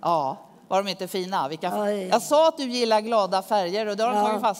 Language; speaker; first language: Swedish; native; Swedish